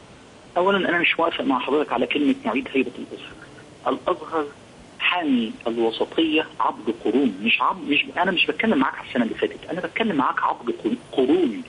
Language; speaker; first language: Arabic; native; Arabic